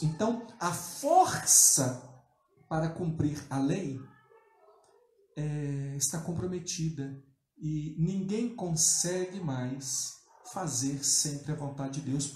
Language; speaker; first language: Portuguese; native; Portuguese